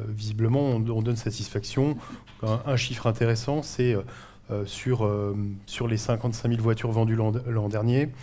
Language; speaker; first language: French; native; French